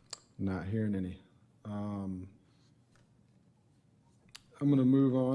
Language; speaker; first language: English; native; English